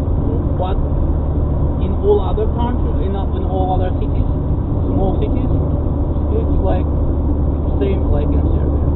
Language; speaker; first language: English; non-native, fluent; Russian